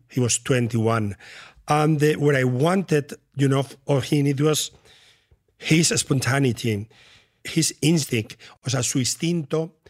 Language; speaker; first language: English; non-native, fluent; Spanish